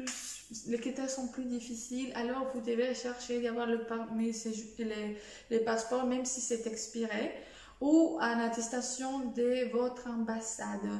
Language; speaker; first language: French; non-native, fluent; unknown